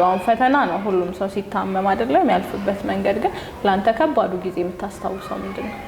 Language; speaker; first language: Amharic; native; Amharic